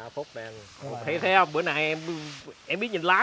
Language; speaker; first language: Vietnamese; native; Vietnamese